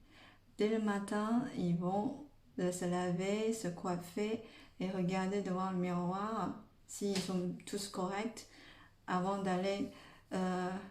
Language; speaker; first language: French; non-native, fluent; Chinese